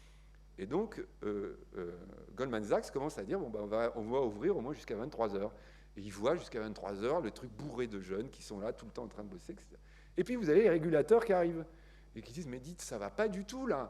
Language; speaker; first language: French; native; French